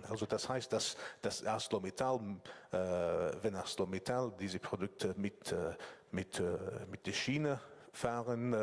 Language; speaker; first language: German; non-native, learner; English